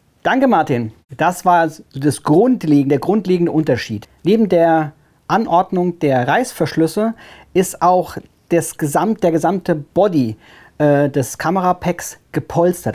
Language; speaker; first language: German; native; German